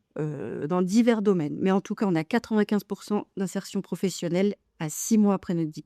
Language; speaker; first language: French; native; French